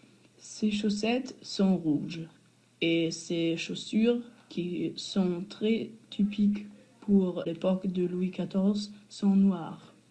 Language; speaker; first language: French; non-native, learner; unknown